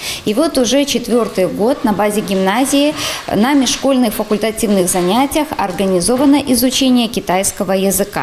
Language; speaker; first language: Russian; native; Russian